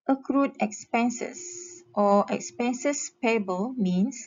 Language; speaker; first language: English; non-native, local second language; Malay